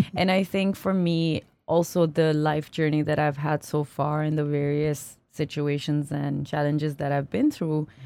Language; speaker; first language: English; non-native, local second language; Urdu